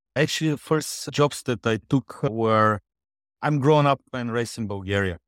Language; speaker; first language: English; non-native, fluent; Bulgarian